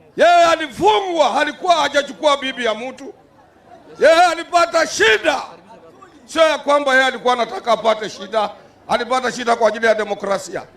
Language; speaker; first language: Swahili; non-native, local second language; Luyia